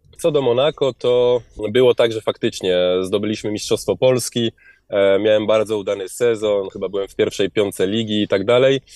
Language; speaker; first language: Polish; early bilingual, heritage; Polish